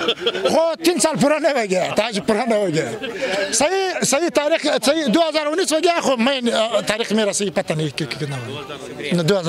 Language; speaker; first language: Hindi; non-native, learner; Pashto